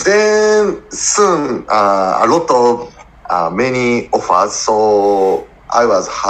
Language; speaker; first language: English; non-native, learner; Japanese